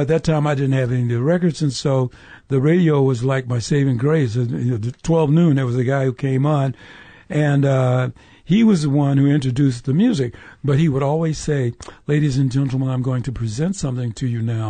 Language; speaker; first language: English; native; English